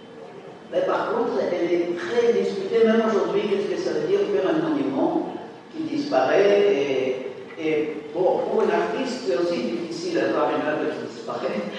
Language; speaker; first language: French; non-native, fluent; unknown